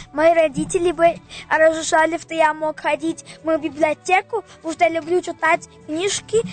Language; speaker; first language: Russian; early bilingual, heritage; Russian